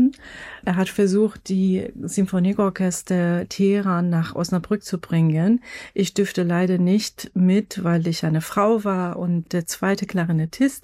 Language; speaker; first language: German; non-native, fluent; Persian